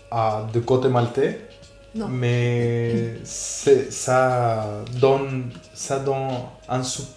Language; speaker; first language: French; non-native, fluent; Spanish